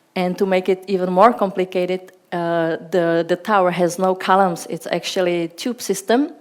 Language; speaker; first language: English; non-native, fluent; Czech